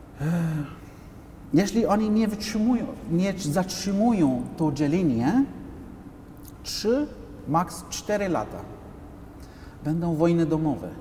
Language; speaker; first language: Polish; non-native, fluent; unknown